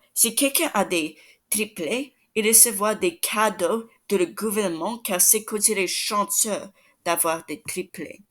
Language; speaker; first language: French; non-native, learner; English